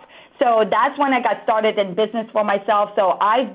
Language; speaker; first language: English; non-native, fluent; Russian